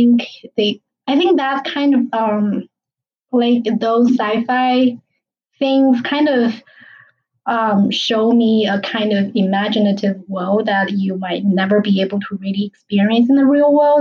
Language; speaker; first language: English; non-native, fluent; Chinese